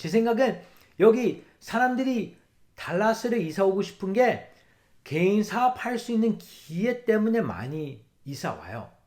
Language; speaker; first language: Korean; early bilingual, heritage; English